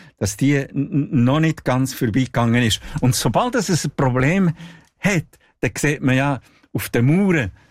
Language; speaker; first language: German; non-native, local second language; Italian